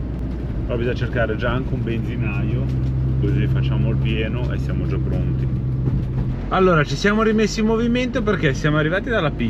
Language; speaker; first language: Italian; native; Italian